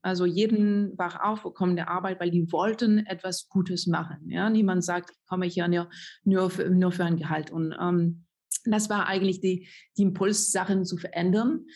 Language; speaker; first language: German; non-native, fluent; French